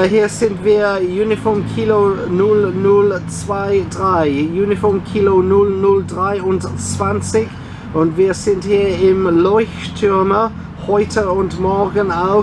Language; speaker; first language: German; non-native, learner; English